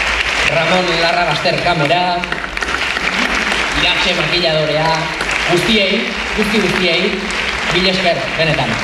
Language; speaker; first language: Basque; native; Basque